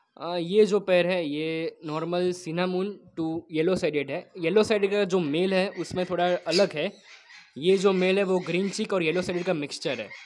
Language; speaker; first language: Hindi; non-native, local second language; Gujarati